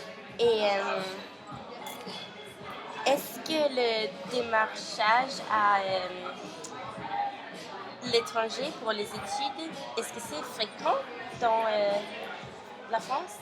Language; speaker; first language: French; non-native, learner; English